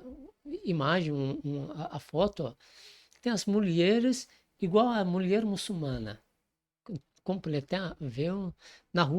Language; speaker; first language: Portuguese; non-native, fluent; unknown